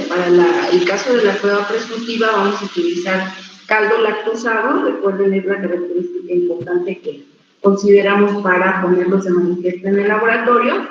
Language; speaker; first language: Spanish; native; Spanish